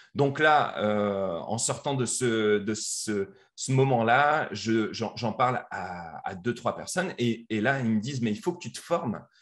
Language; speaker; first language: French; native; French